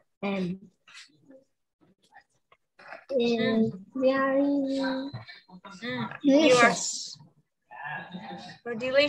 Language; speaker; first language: English; non-native, learner; Vietnamese